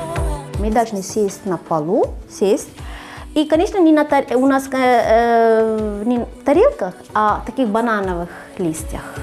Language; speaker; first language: Russian; non-native, fluent; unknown